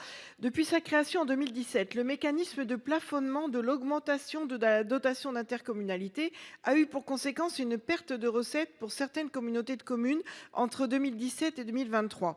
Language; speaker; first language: French; native; French